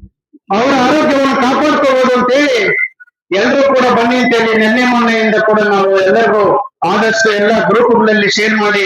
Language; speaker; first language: Kannada; native; Kannada